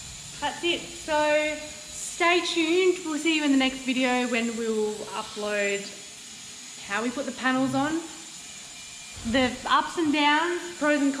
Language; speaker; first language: English; native; English